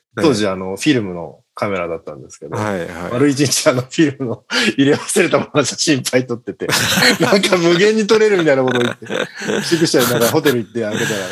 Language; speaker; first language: Japanese; native; Japanese